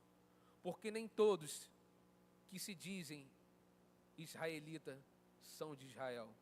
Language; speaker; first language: Portuguese; native; Portuguese